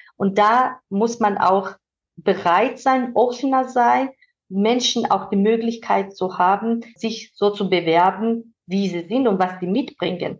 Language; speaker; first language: German; non-native, fluent; Georgian